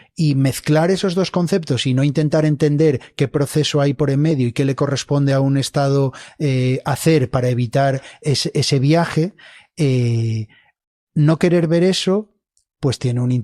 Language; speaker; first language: Spanish; native; Spanish